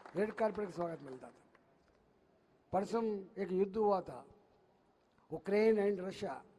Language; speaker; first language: Hindi; non-native, local second language; Telugu